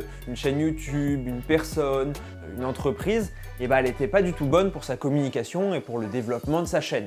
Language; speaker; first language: French; native; French